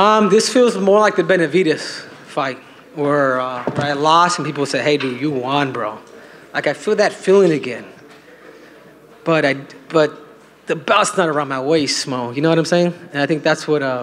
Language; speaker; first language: English; early bilingual, other home language; Spanish